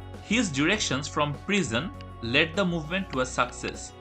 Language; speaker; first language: English; non-native, local second language; Bangla